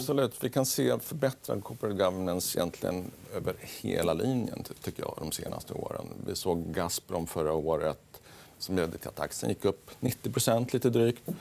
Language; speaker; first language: Swedish; native; Swedish